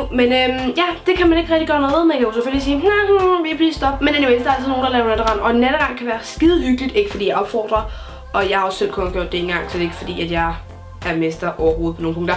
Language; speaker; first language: Danish; native; Danish